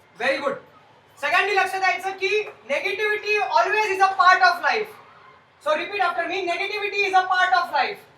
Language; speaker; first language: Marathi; non-native, local second language; Telugu